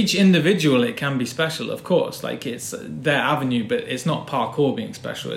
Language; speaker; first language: English; native; English